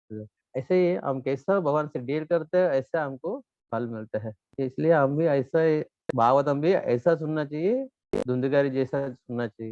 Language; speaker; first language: Hindi; non-native, local second language; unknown